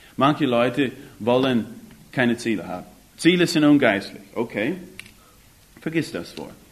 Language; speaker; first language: German; non-native, fluent; English